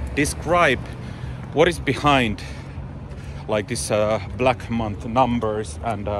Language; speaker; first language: English; non-native, fluent; Finnish